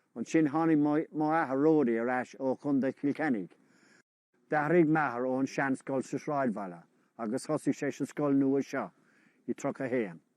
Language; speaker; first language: Irish; non-native, local second language; English